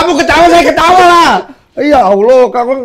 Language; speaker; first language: Indonesian; native; Indonesian